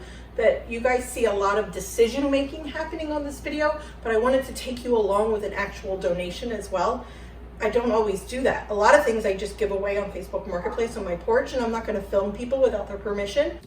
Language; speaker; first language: English; native; English